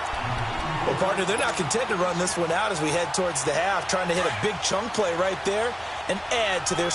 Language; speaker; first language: English; native; English